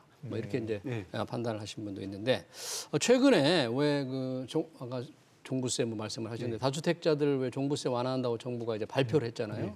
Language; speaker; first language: Korean; native; Korean